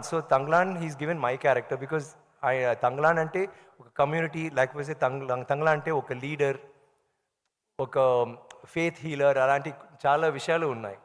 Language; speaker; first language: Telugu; non-native, learner; Tamil